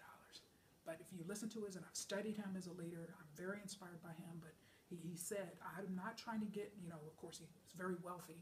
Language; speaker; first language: English; native; English